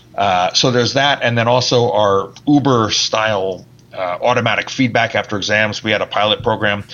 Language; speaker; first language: English; native; English